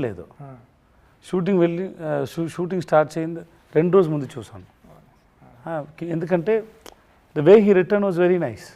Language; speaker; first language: Telugu; non-native, learner; Tamil